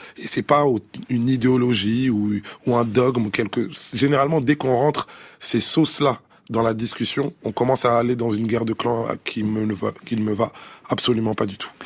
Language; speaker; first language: French; early bilingual, other home language; Lingala